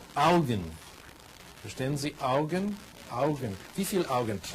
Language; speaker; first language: German; non-native, fluent; English